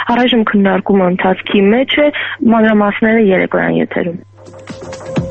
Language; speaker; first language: Armenian; native; Armenian